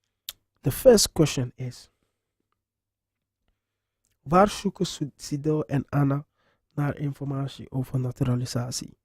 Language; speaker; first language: Dutch; non-native, fluent; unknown